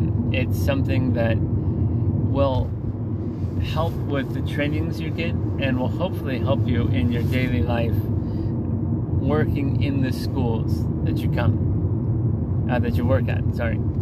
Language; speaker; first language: English; native; English